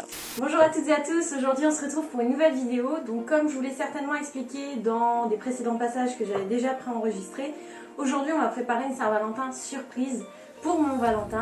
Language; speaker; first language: French; native; French